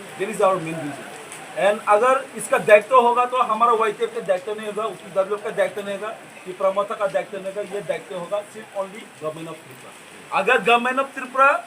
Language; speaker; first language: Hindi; non-native, local second language; Kok Borok